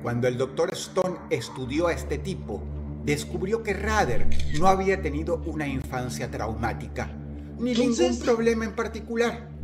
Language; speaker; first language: Spanish; native; Spanish